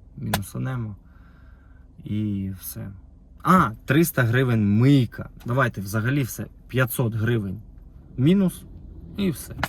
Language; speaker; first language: Ukrainian; non-native, local second language; Russian